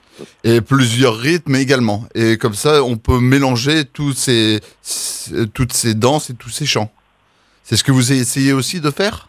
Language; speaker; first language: French; native; French